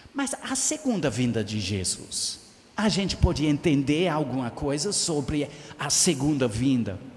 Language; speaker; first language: Portuguese; non-native, fluent; English